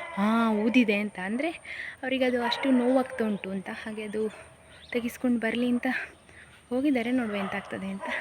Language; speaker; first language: Kannada; non-native, local second language; Konkani